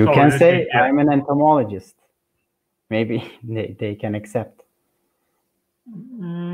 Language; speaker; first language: English; non-native, learner; Turkish